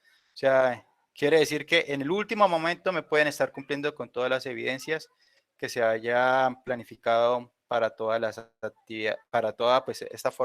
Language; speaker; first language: Spanish; native; Spanish